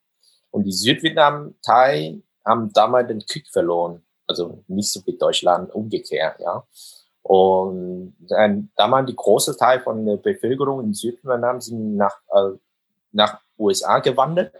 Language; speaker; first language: German; non-native, fluent; Vietnamese